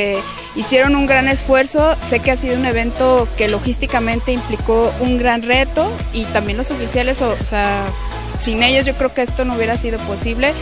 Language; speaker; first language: Spanish; native; Spanish